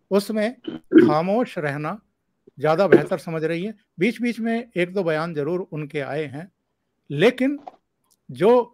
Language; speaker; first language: Hindi; native; Hindi